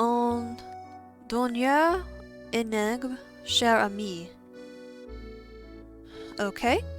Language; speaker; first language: French; non-native, learner; English